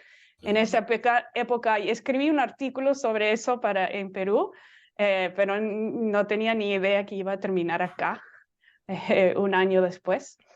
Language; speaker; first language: Spanish; non-native, fluent; English